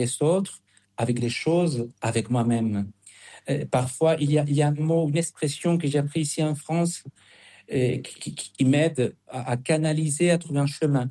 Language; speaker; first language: French; non-native, fluent; Spanish